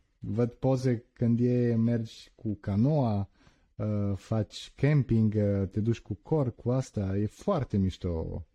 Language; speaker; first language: Romanian; early bilingual, heritage; Romanian